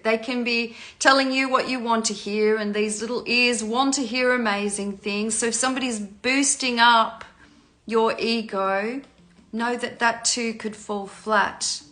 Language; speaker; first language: English; native; English